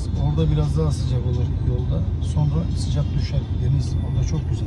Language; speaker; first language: Turkish; native; Turkish